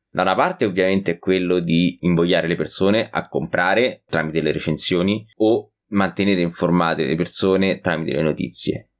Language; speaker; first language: Italian; native; Italian